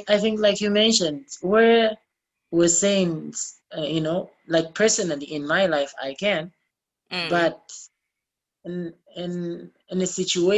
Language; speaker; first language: English; non-native, local second language; Bemba